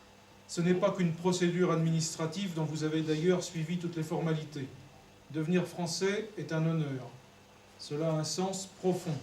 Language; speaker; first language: French; native; French